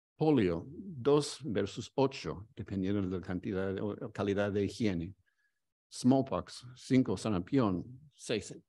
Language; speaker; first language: Spanish; non-native, fluent; English